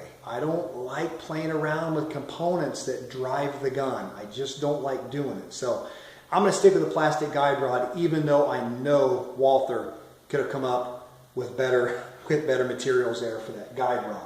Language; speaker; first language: English; native; English